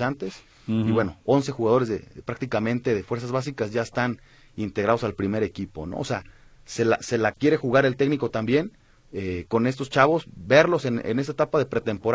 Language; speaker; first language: Spanish; native; Spanish